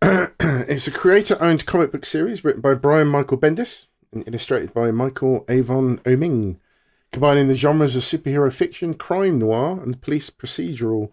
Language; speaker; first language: English; native; English